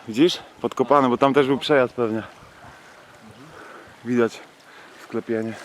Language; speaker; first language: Polish; native; Polish